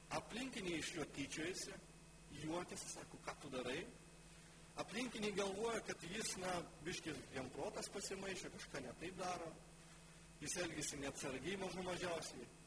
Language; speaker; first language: Lithuanian; non-native, local second language; Polish